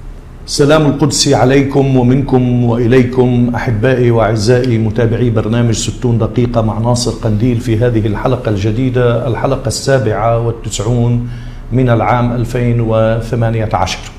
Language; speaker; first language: Arabic; native; Arabic